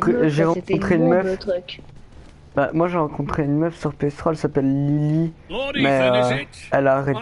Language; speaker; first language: French; native; French